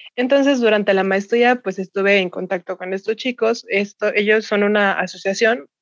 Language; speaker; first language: Spanish; native; Spanish